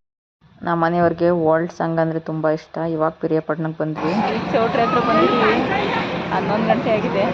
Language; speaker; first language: Kannada; native; Kannada